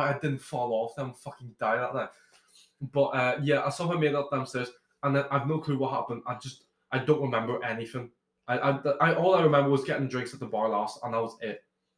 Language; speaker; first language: English; native; English